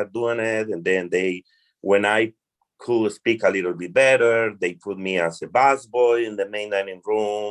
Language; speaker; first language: English; non-native, fluent; Spanish